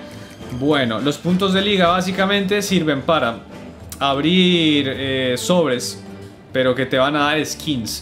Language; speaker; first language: Spanish; native; Spanish